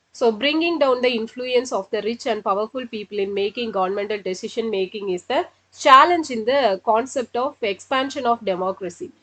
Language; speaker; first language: English; non-native, local second language; Tamil